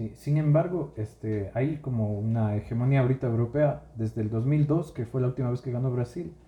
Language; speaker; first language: Spanish; native; Spanish